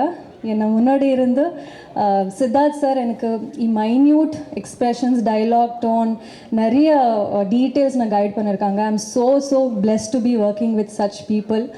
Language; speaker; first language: Tamil; non-native, learner; Kannada